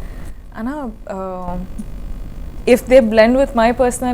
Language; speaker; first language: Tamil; non-native, learner; Kannada